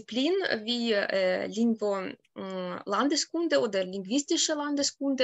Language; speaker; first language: German; non-native, fluent; Ukrainian